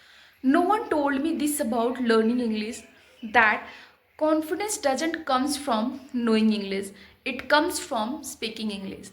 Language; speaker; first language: English; non-native, fluent; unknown